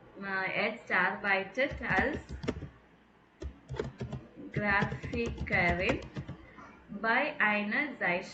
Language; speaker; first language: German; non-native, learner; Tamil